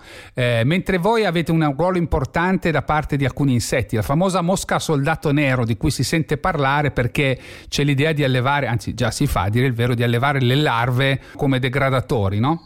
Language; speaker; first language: Italian; native; Italian